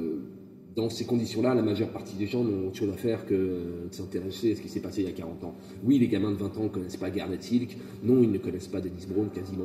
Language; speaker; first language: French; native; French